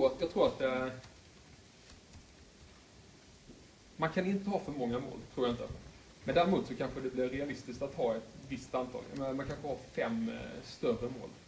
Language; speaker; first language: Swedish; native; Swedish